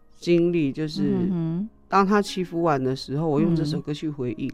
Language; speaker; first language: Chinese; non-native, local second language; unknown